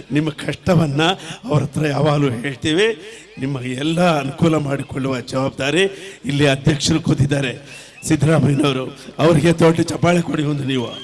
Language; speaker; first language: Kannada; non-native, local second language; Telugu